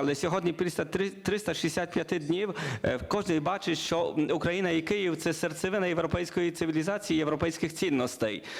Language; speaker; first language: Ukrainian; non-native, learner; Polish